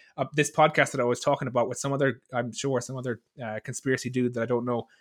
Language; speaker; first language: English; native; English